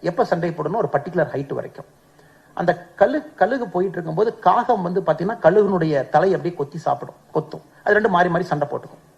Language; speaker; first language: Tamil; native; Tamil